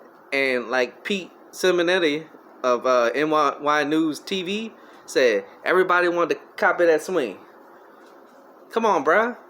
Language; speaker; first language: English; native; English